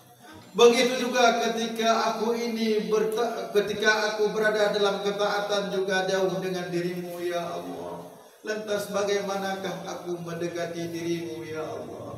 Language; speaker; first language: Indonesian; non-native, local second language; Achinese